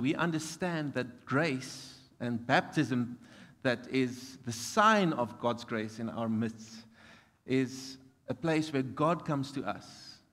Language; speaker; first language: English; non-native, local second language; Afrikaans